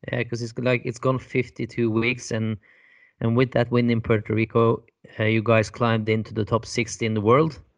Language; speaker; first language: English; non-native, fluent; Norwegian